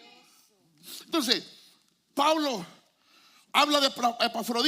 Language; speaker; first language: Spanish; native; Spanish